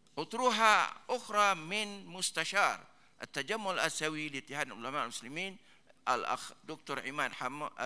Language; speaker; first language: Arabic; non-native, fluent; Malay